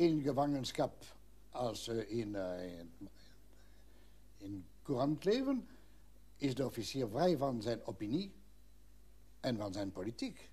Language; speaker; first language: Dutch; non-native, local second language; French